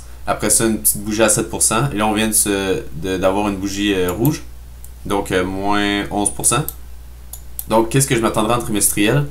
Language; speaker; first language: French; native; French